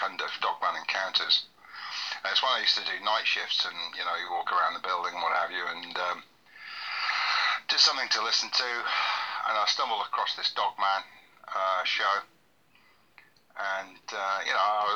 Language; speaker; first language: English; native; English